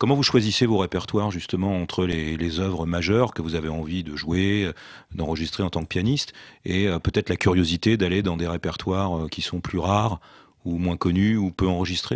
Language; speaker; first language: French; native; French